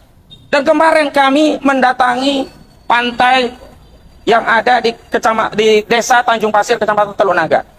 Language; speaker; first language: Indonesian; native; Indonesian